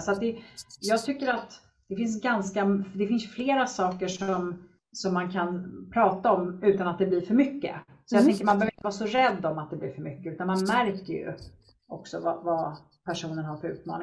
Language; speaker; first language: Swedish; native; Swedish